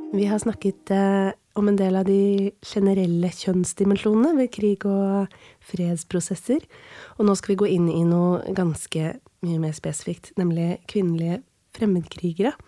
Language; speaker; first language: Norwegian; native; Norwegian